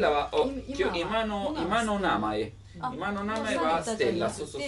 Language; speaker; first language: Japanese; non-native, learner; Italian